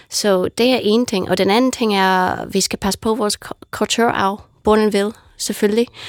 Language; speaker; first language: Danish; non-native, fluent; English